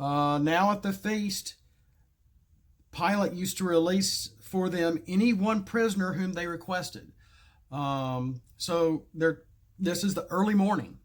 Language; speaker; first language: English; native; English